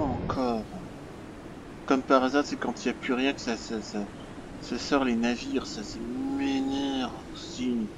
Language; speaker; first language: French; native; French